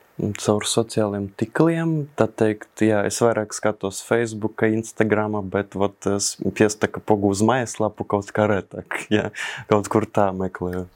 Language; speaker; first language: Latvian; non-native, local second language; Russian